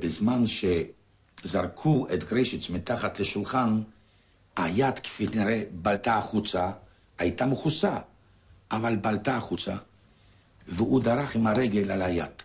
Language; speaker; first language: Hebrew; non-native, fluent; Polish